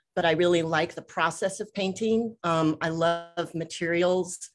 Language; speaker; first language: English; native; English